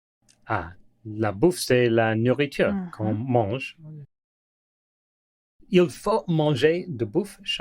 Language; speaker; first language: French; non-native, learner; English